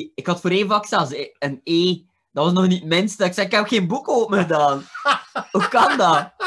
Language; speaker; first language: Dutch; early bilingual, other home language; Punjabi